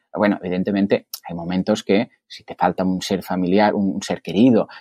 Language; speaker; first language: Spanish; native; Spanish